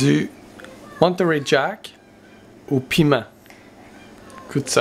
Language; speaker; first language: French; native; French